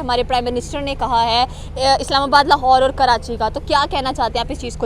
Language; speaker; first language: Urdu; native; Urdu